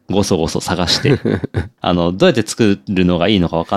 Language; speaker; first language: Japanese; native; Japanese